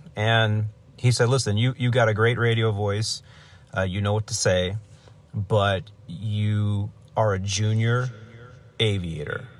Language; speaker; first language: English; native; English